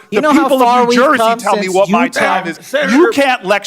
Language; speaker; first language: English; native; English